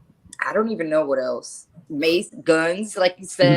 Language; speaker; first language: English; native; English